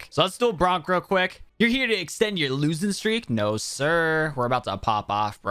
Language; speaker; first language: English; native; English